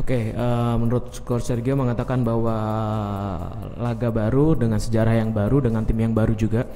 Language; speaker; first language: Indonesian; native; Indonesian